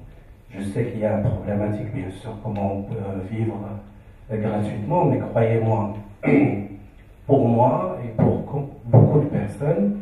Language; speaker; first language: French; non-native, local second language; Arabic